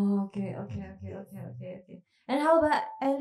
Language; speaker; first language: English; non-native, fluent; Indonesian